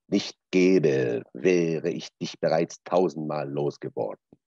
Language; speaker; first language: German; non-native, fluent; Persian